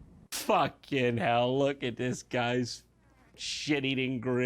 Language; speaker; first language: English; native; English